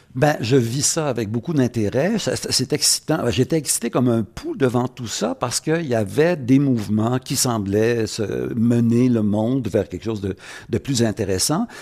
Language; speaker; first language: French; native; French